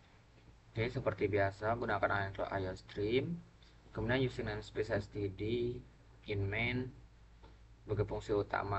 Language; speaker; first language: Indonesian; native; Indonesian